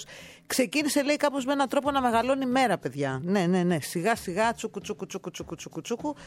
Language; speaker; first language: Greek; native; Greek